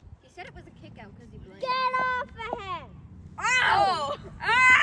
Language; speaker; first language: English; native; English